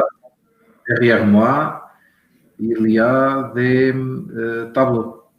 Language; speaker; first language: French; non-native, learner; Portuguese